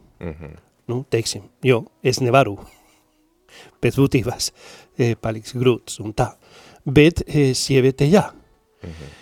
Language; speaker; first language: Latvian; non-native, learner; Spanish